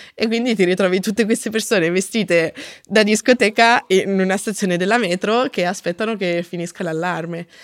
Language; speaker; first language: Italian; native; Italian